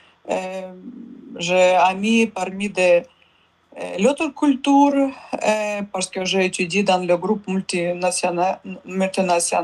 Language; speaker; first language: French; non-native, learner; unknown